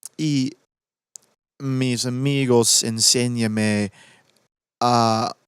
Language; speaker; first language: Spanish; non-native, learner; English